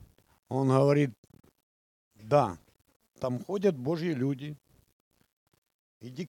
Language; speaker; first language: Czech; non-native, learner; Russian